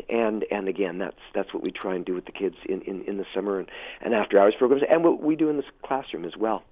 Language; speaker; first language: English; native; English